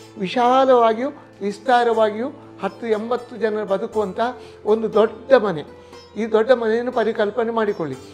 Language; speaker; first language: Kannada; non-native, local second language; Tulu